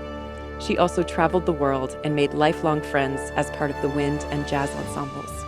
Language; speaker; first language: English; native; English